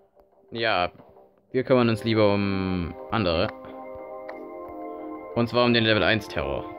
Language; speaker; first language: German; native; German